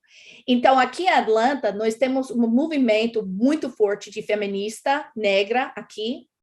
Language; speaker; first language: Portuguese; non-native, fluent; English